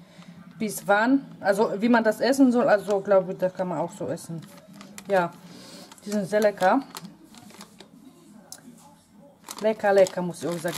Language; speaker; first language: German; non-native, fluent; Polish